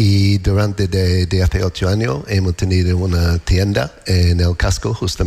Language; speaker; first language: Spanish; non-native, learner; English